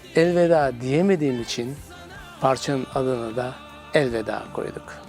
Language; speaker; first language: Turkish; native; Turkish